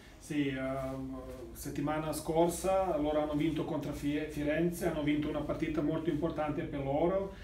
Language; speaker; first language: Italian; non-native, learner; Serbian